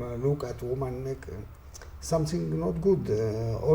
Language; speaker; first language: English; non-native, learner; Arabic